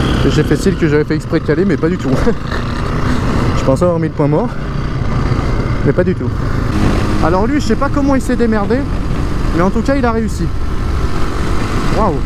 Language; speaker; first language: French; native; French